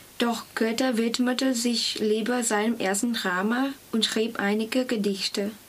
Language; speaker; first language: German; non-native, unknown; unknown